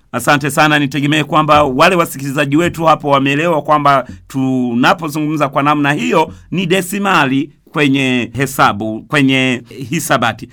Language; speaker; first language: Swahili; non-native, local second language; Rundi